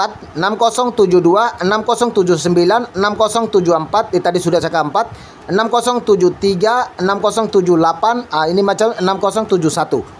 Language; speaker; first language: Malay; non-native, learner; Bangla